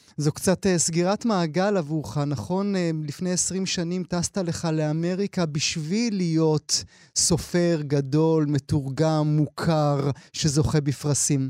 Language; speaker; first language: Hebrew; native; Hebrew